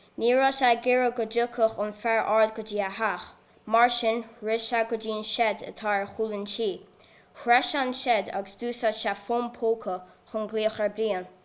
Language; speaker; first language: Irish; native; Irish